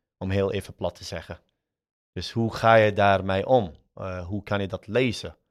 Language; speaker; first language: Dutch; early bilingual, other home language; Arabic